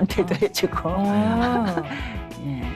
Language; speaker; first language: Korean; native; Korean